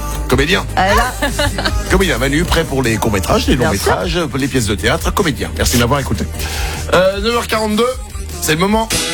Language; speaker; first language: French; native; French